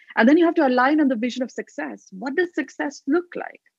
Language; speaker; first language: English; non-native, local second language; Hindi